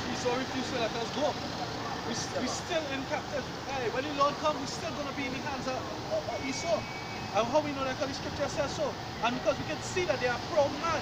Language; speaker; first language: English; native; English